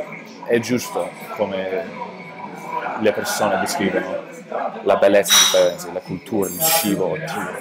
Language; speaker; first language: Italian; non-native, learner; English